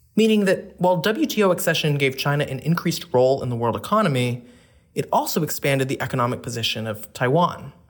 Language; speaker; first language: English; native; English